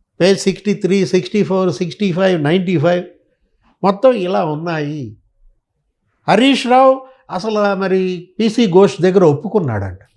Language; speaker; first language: Telugu; native; Telugu